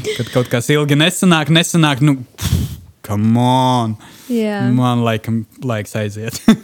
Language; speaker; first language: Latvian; non-native, local second language; Russian